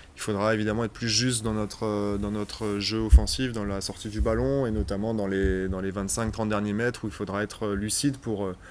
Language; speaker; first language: French; native; French